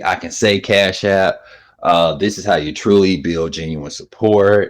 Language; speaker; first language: English; native; English